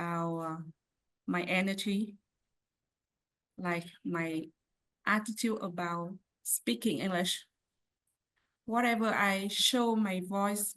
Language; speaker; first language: English; non-native, learner; Vietnamese